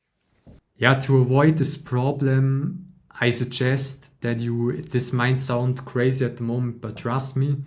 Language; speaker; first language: English; non-native, fluent; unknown